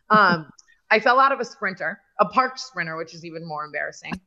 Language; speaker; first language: English; native; English